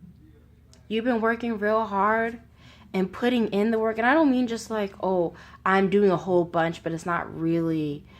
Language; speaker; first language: English; native; English